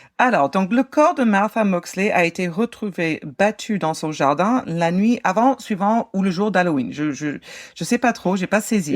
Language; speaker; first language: French; non-native, fluent; English